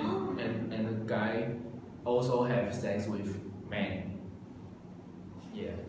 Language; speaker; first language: English; non-native, learner; Chinese